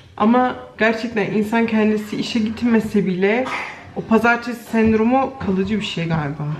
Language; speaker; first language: Turkish; early bilingual, heritage; Turkish